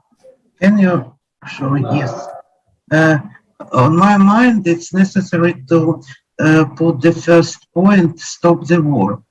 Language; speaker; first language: English; non-native, learner; Ukrainian